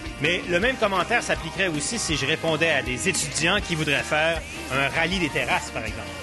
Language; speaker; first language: French; native; French